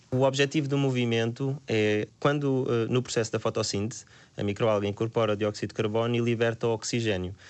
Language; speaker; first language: Portuguese; native; Portuguese